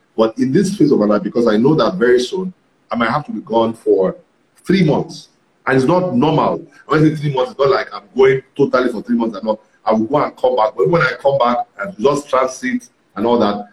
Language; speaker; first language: English; non-native, local second language; Yoruba